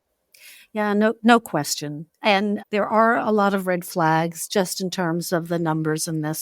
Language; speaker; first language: English; native; English